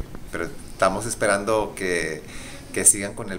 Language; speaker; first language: Spanish; early bilingual, heritage; Spanish